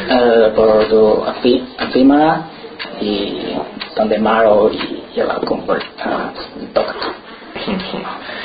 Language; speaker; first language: Spanish; non-native, learner; Chinese